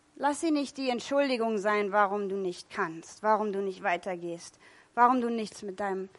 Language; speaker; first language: German; non-native, fluent; English